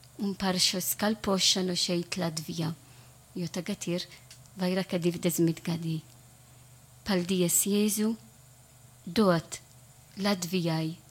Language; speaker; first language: Latvian; non-native, learner; Italian